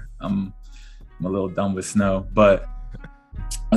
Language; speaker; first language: English; native; English